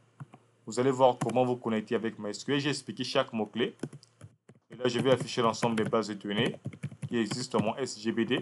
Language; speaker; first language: French; non-native, local second language; Lingala